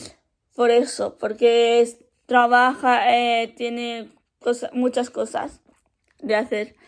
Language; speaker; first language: Spanish; early bilingual, other home language; Arabic